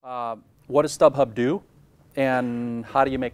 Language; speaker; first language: English; native; English